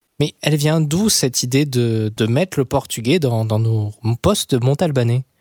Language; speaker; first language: French; native; French